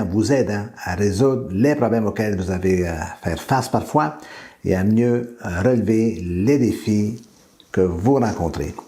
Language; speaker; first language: French; native; French